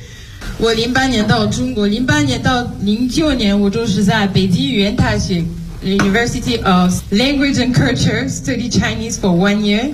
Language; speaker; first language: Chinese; non-native, fluent; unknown